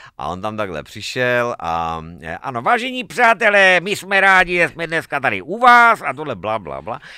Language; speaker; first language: Czech; native; Czech